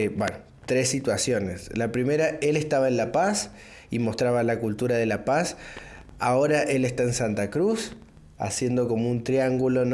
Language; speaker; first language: Spanish; native; Spanish